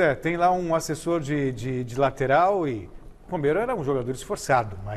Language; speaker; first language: Portuguese; native; Portuguese